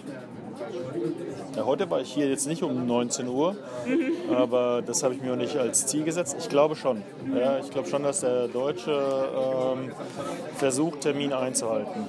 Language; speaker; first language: German; native; German